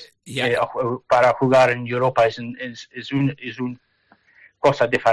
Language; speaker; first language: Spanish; non-native, learner; English